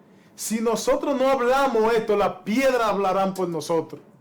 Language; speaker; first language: Spanish; native; Spanish